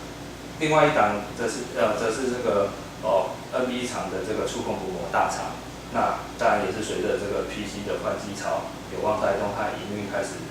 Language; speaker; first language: Chinese; native; Chinese